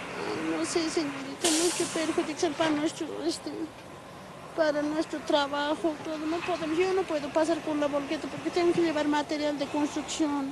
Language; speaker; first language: Spanish; non-native, local second language; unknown